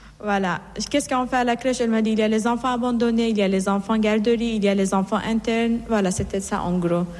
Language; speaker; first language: French; non-native, fluent; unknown